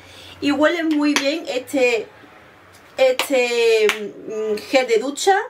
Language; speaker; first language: Spanish; native; Spanish